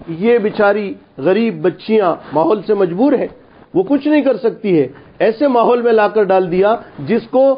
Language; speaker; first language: Urdu; non-native, local second language; Gujarati